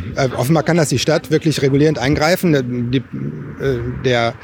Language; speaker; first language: German; native; German